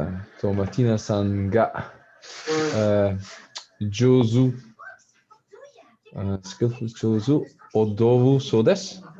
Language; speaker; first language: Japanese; non-native, learner; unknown